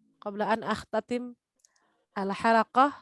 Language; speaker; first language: Arabic; non-native, fluent; Indonesian